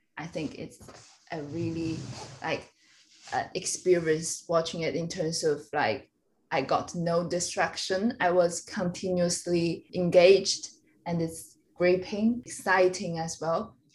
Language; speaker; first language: English; non-native, fluent; Chinese